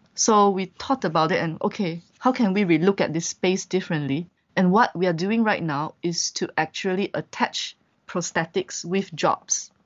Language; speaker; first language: English; non-native, local second language; Chinese